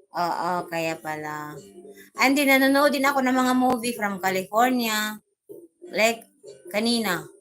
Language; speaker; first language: Filipino; non-native, local second language; Cebuano